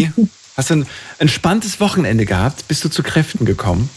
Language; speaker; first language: German; native; German